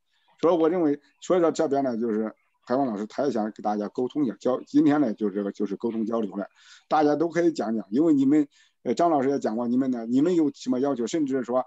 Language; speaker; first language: Chinese; native; Chinese